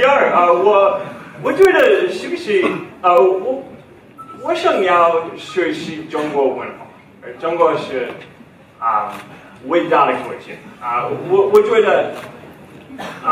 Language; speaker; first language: Chinese; non-native, learner; English